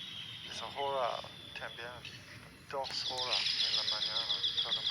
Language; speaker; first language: Spanish; non-native, learner; English